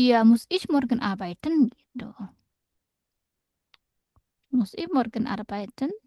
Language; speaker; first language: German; non-native, fluent; Indonesian